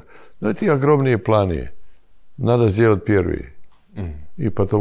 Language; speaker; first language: Russian; non-native, learner; Serbian